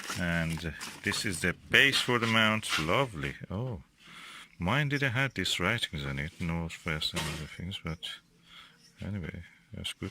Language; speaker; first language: English; non-native, fluent; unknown